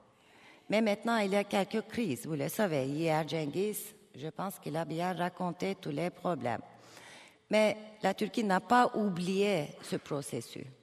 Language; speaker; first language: French; non-native, fluent; Turkish